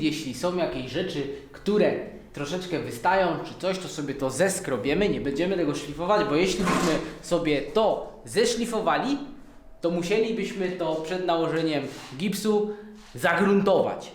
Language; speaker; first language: Polish; native; Polish